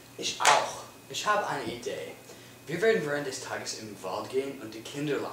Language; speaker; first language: German; non-native, learner; English